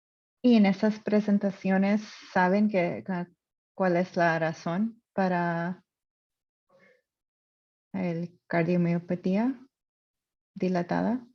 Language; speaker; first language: Spanish; non-native, fluent; English